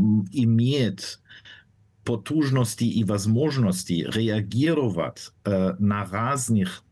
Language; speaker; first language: Russian; non-native, fluent; German